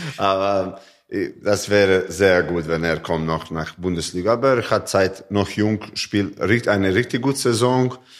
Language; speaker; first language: German; non-native, learner; Serbian